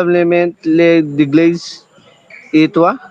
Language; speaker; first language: French; non-native, learner; Filipino